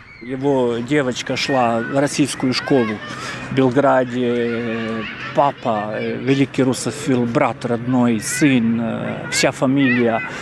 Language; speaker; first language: Russian; non-native, fluent; Serbian